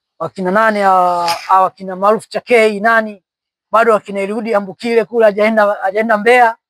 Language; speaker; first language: Swahili; native; Swahili